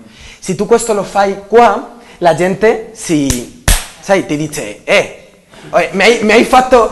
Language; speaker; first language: Italian; non-native, learner; Spanish